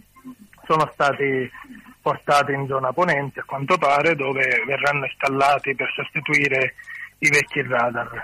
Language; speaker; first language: Italian; native; Italian